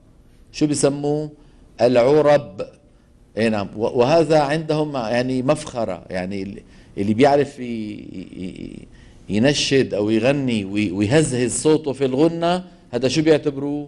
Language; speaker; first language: Arabic; native; Arabic